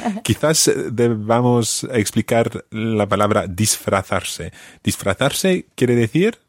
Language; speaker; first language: Spanish; non-native, fluent; English